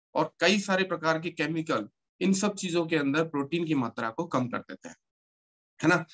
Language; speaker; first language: Hindi; native; Hindi